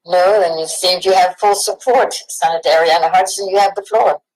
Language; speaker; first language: English; native; English